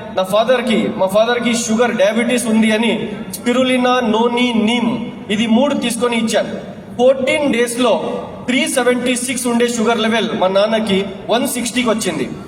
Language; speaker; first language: Telugu; non-native, local second language; Urdu